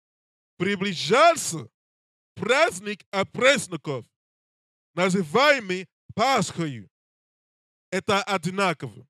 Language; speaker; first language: Russian; non-native, learner; English